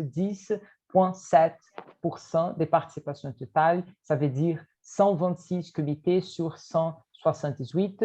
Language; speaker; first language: French; non-native, fluent; Portuguese